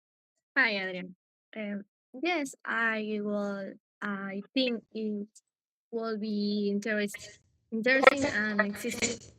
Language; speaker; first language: English; non-native, learner; Spanish